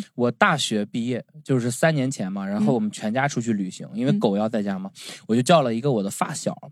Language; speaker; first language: Chinese; native; Chinese